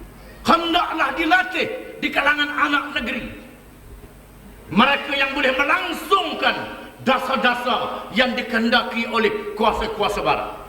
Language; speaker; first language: Malay; native; Malay